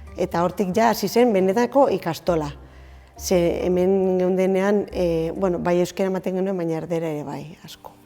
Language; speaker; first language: Basque; non-native, local second language; Spanish